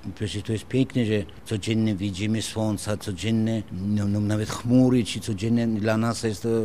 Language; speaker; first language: Polish; non-native, fluent; Georgian